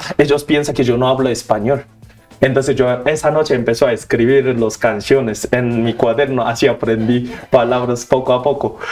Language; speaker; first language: Spanish; non-native, learner; Korean